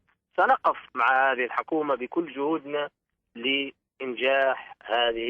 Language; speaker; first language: Arabic; native; Arabic